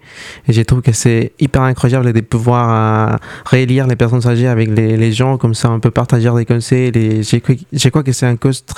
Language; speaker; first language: French; non-native, fluent; Spanish